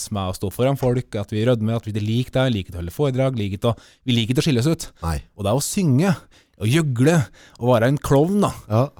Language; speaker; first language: Norwegian; native; Norwegian